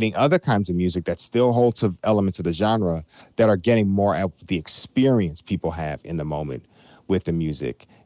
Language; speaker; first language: English; native; English